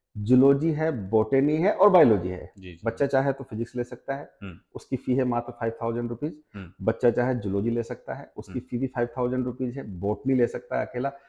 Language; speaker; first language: Hindi; native; Hindi